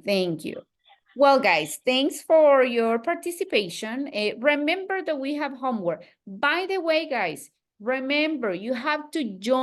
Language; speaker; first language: English; non-native, fluent; Spanish